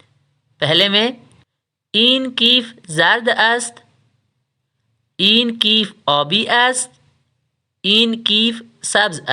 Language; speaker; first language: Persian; non-native, fluent; Urdu